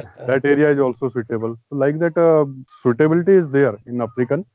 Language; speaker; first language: English; non-native, local second language; Hindi